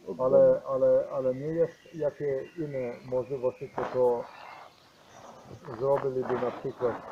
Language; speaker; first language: Polish; non-native, learner; Croatian